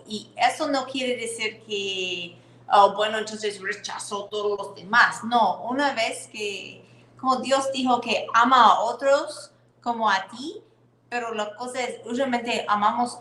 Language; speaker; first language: Spanish; non-native, fluent; English